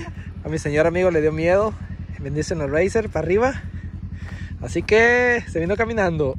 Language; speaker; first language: Spanish; native; Spanish